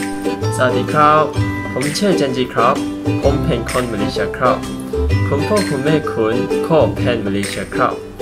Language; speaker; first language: Thai; non-native, learner; Chinese